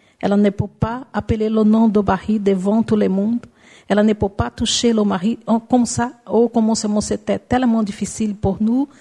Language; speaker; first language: French; non-native, learner; Portuguese